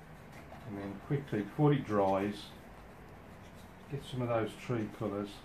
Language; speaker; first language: English; native; English